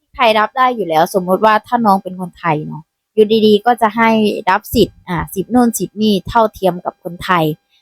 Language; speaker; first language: Thai; non-native, fluent; Lao